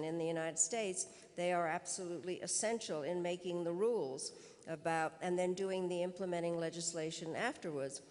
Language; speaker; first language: English; early bilingual, other home language; Czech